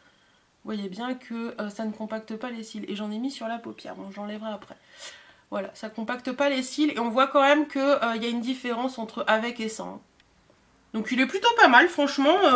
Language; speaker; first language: French; native; French